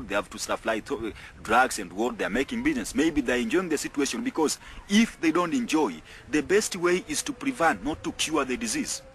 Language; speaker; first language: English; non-native, local second language; Swahili